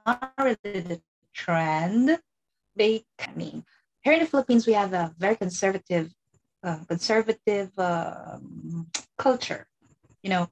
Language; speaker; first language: English; non-native, local second language; Iloko